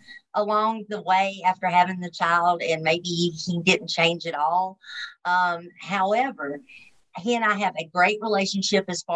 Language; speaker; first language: English; native; English